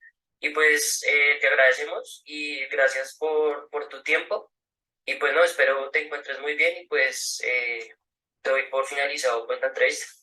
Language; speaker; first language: Spanish; native; Spanish